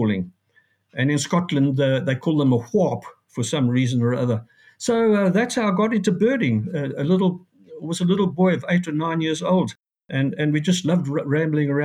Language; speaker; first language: English; native; English